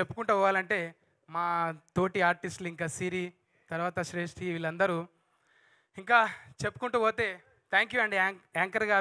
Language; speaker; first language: Telugu; native; Telugu